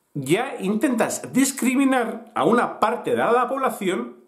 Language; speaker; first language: Spanish; native; Spanish